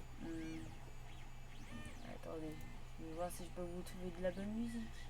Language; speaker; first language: French; native; French